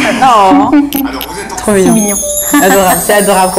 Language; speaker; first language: French; native; French